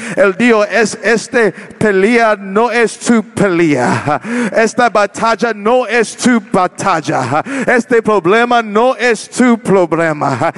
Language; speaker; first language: Spanish; non-native, learner; English